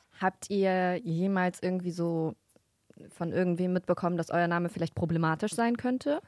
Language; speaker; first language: German; native; German